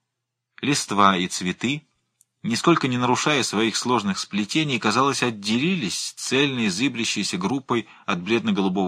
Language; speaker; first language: Russian; native; Russian